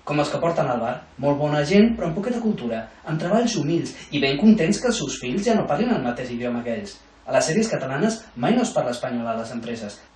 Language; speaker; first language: Catalan; non-native, local second language; Spanish